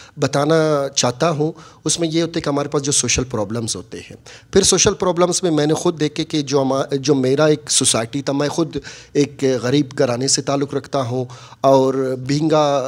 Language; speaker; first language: Urdu; non-native, local second language; Baluchi